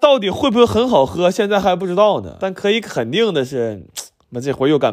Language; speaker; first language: Chinese; native; Chinese